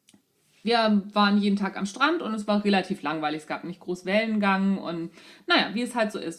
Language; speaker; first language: German; native; German